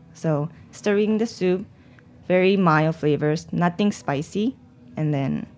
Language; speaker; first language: English; non-native, fluent; Korean